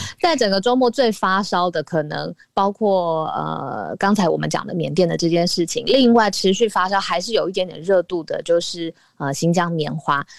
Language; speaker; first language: Chinese; native; Chinese